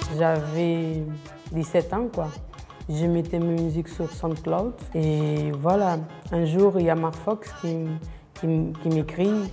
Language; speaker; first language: French; non-native, fluent; Portuguese